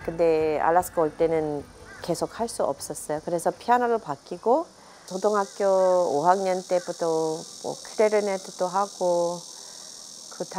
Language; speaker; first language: Korean; non-native, fluent; English